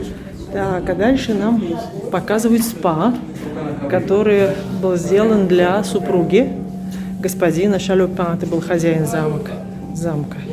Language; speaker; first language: Russian; native; Russian